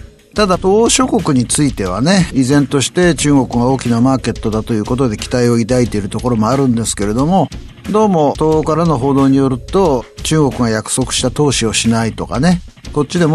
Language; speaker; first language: Japanese; native; Japanese